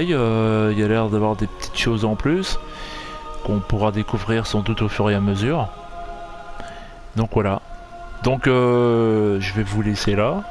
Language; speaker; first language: French; native; French